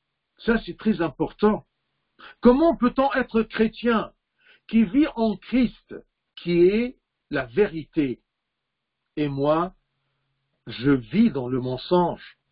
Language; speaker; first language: French; non-native, fluent; Arabic